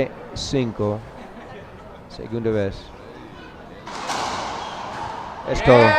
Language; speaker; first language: Spanish; non-native, learner; English